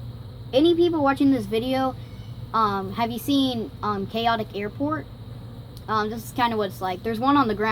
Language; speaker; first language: English; native; English